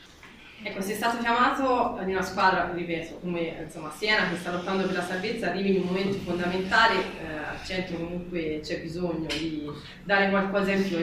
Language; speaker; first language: Italian; native; Italian